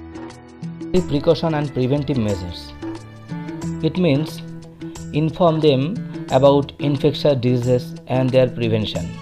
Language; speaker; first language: English; non-native, local second language; Bangla